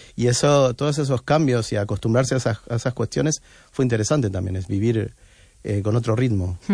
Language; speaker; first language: Spanish; native; Spanish